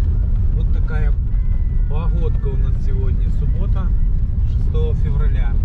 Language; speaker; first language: Russian; native; Russian